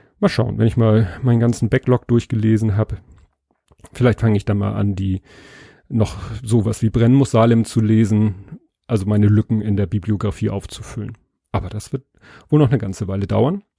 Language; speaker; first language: German; native; German